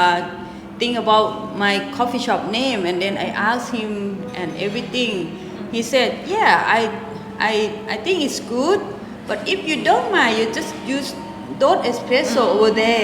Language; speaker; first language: English; non-native, local second language; Thai